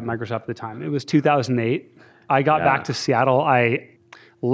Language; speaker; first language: English; native; English